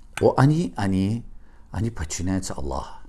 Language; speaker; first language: Russian; non-native, learner; Azerbaijani